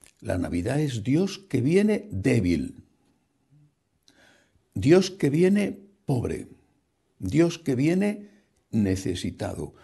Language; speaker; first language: Spanish; native; Spanish